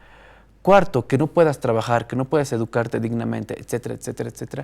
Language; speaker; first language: Spanish; native; Spanish